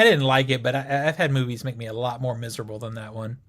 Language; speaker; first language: English; native; English